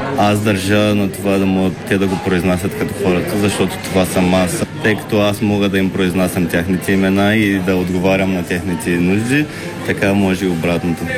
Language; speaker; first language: Bulgarian; native; Bulgarian